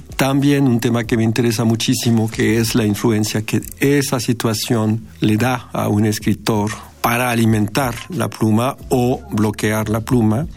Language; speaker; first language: Spanish; non-native, fluent; French